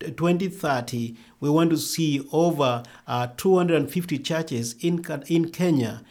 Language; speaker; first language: English; non-native, local second language; Luo (Kenya and Tanzania)